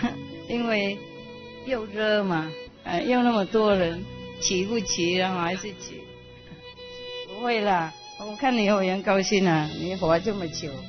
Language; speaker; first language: Chinese; non-native, fluent; Vietnamese